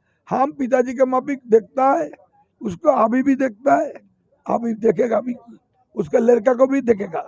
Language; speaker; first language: Hindi; non-native, local second language; Bangla